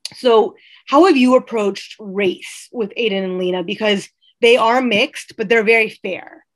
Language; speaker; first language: English; native; English